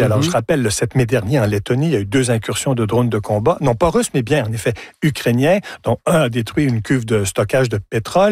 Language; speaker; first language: French; native; French